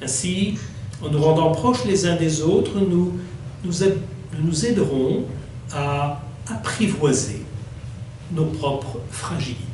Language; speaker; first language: French; native; French